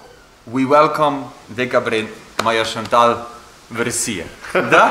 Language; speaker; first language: Russian; non-native, learner; German